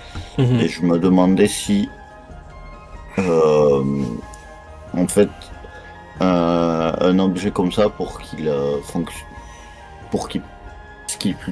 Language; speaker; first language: French; native; French